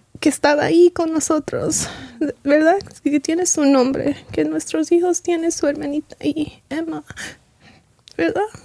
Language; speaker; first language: Spanish; early bilingual, heritage; Spanish